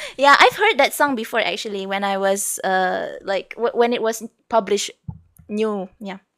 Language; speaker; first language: English; non-native, local second language; Malay